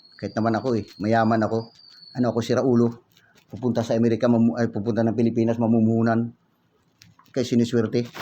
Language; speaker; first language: Filipino; native; Filipino